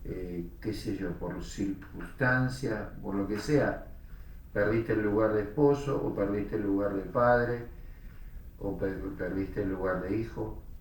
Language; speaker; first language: Spanish; native; Spanish